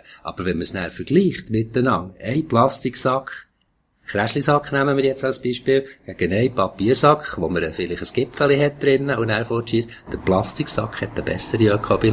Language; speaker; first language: German; native; German